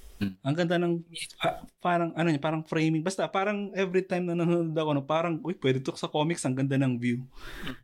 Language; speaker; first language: Filipino; non-native, local second language; Pangasinan